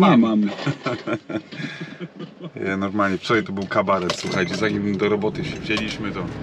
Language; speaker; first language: Polish; native; Polish